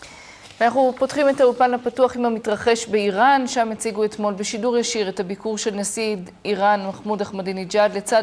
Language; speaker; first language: Hebrew; native; Hebrew